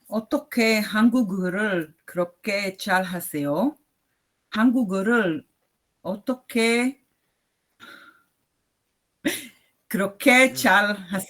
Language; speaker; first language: Korean; non-native, learner; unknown